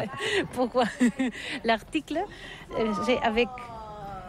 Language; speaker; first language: French; non-native, learner; Catalan